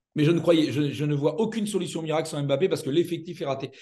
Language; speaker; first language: French; native; French